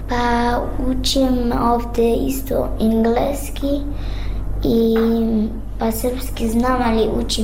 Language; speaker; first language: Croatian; non-native, learner; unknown